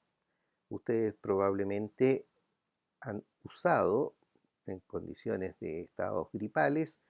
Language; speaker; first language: Spanish; native; Spanish